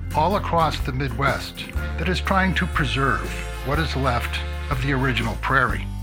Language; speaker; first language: English; native; English